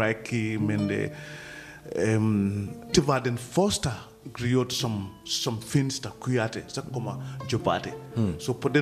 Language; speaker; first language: Danish; non-native, fluent; Mandingo